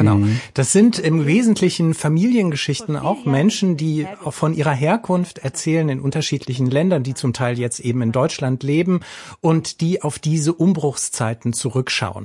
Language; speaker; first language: German; native; German